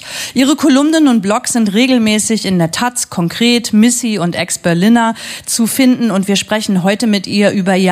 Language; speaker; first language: German; native; German